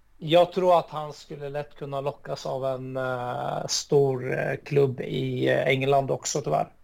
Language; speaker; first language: Swedish; early bilingual, other home language; Arabic